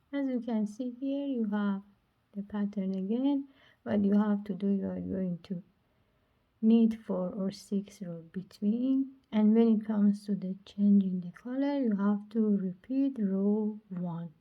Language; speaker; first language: English; non-native, learner; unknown